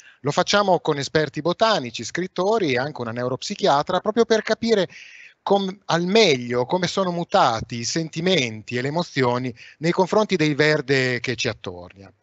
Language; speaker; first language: Italian; native; Italian